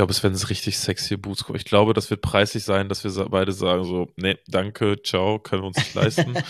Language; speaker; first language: German; native; German